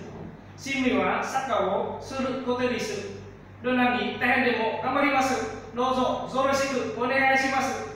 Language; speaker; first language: Japanese; non-native, learner; Vietnamese